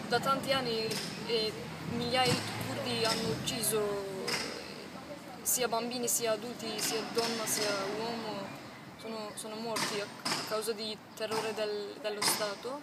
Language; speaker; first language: Italian; non-native, learner; Turkish